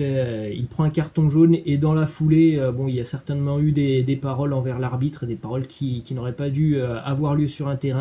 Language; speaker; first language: French; native; French